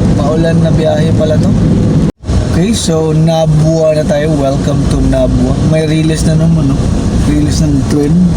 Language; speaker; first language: Filipino; non-native, local second language; Cebuano